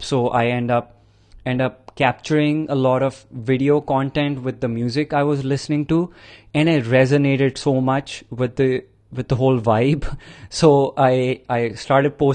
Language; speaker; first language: English; non-native, local second language; Punjabi